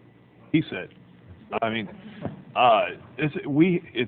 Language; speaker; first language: English; native; English